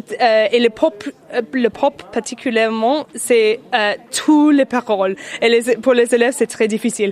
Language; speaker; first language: French; non-native, learner; English